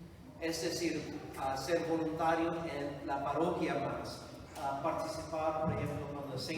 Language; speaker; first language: Spanish; non-native, fluent; English